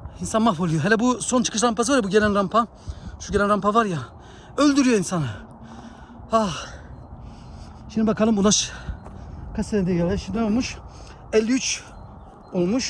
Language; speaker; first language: Turkish; early bilingual, heritage; Turkish